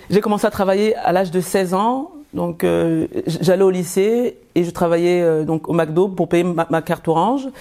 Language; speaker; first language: French; early bilingual, other home language; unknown